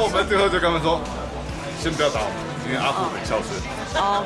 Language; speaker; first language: Chinese; native; Chinese